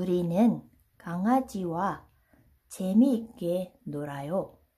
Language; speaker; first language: Korean; non-native, learner; Vietnamese